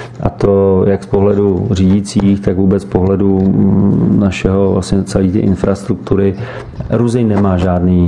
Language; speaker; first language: Czech; native; Czech